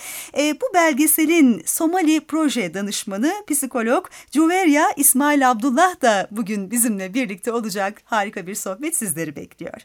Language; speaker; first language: Turkish; native; Turkish